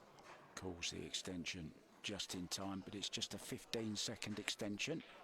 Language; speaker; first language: English; native; English